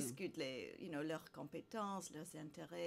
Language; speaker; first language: French; non-native, fluent; English